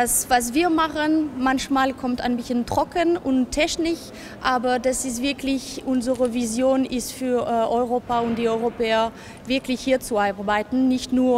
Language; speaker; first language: German; non-native, fluent; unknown